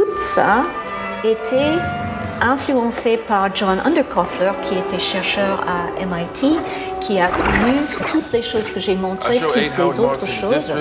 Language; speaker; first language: French; non-native, fluent; English